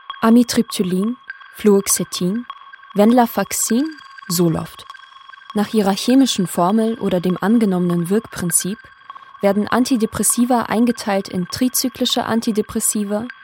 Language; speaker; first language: German; native; German